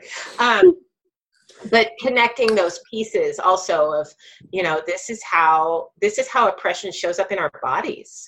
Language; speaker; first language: English; native; English